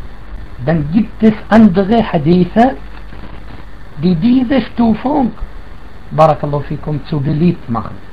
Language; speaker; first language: German; non-native, fluent; Arabic